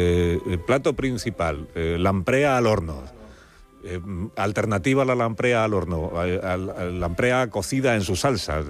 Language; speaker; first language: Spanish; native; Spanish